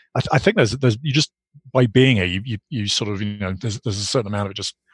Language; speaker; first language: English; native; English